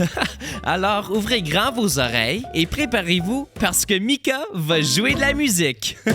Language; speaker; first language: French; native; French